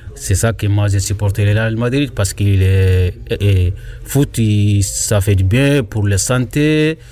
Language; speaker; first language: French; non-native, learner; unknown